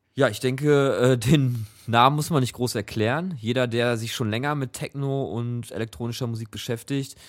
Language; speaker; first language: German; native; German